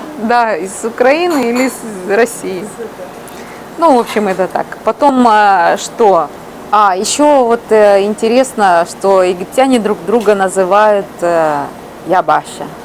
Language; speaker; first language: Russian; native; Russian